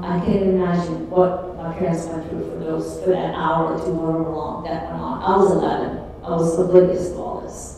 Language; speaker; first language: English; early bilingual, other home language; Czech